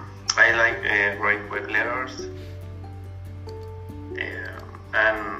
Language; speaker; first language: English; non-native, learner; Spanish